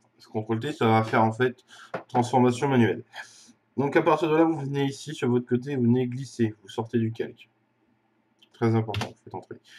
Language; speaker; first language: French; native; French